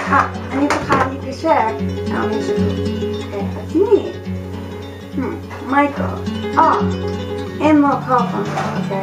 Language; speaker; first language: Hebrew; non-native, learner; English